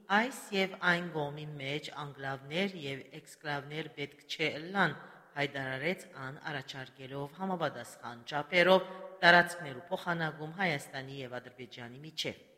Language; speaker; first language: Armenian; early bilingual, heritage; Armenian